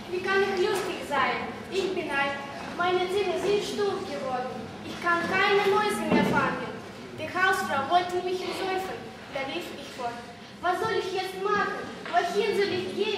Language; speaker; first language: German; non-native, learner; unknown